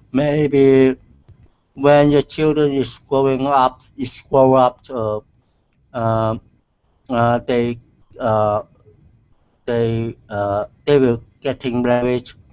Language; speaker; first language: English; non-native, learner; Chinese